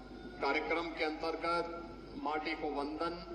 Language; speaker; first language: Hindi; native; Hindi